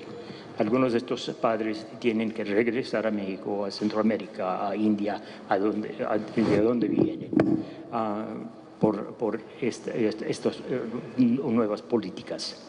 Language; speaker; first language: Spanish; non-native, fluent; English